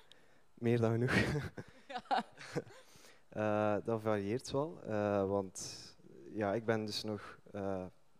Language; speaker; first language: Dutch; early bilingual, other home language; Turkish